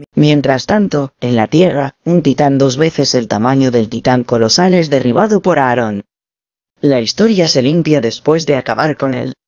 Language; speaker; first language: Spanish; non-native, fluent; English